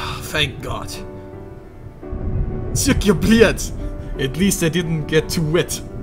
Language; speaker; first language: English; non-native, fluent; German